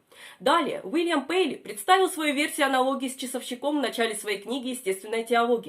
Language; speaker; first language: Russian; native; Russian